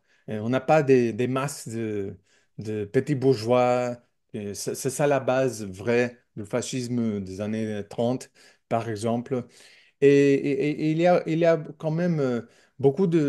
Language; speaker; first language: French; non-native, learner; English